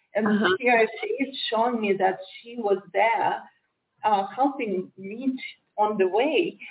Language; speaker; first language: English; non-native, fluent; Romanian